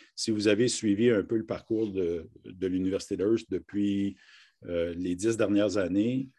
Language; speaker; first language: French; native; French